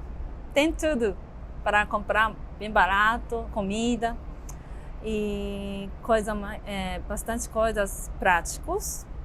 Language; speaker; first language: Portuguese; non-native, learner; Japanese